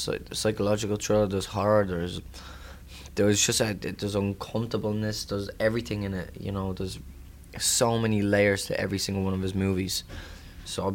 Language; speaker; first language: English; native; English